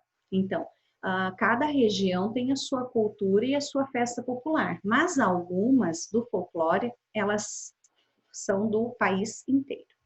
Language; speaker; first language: Portuguese; native; Portuguese